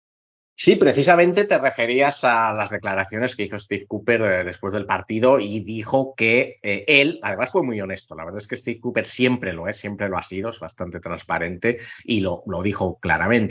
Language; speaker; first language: Spanish; native; Spanish